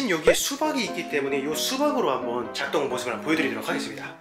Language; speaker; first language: Korean; native; Korean